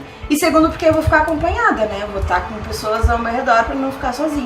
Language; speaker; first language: Portuguese; native; Portuguese